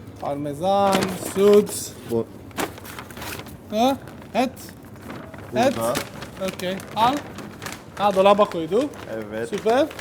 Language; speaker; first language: Turkish; non-native, learner; Italian